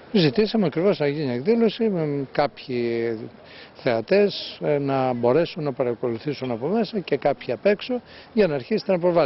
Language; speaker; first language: Greek; native; Greek